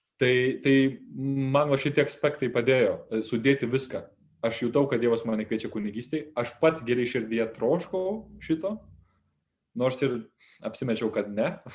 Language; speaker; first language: Lithuanian; native; Lithuanian